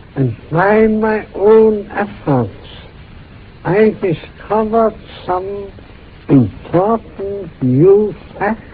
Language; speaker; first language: English; non-native, fluent; German